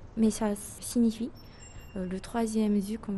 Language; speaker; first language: French; non-native, fluent; Japanese